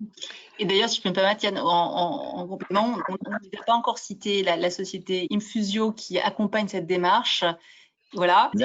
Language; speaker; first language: French; native; French